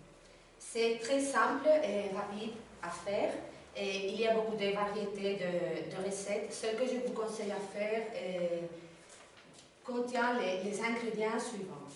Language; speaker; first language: French; non-native, learner; Spanish